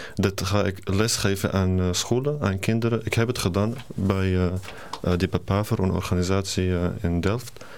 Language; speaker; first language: Dutch; non-native, learner; Arabic